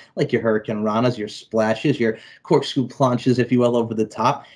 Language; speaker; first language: English; native; English